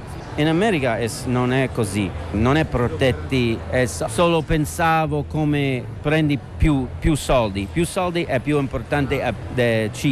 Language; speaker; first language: Italian; non-native, learner; English